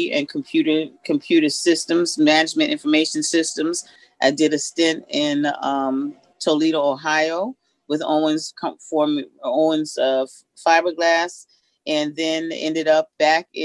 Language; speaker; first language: English; native; English